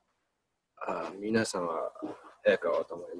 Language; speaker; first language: Japanese; non-native, learner; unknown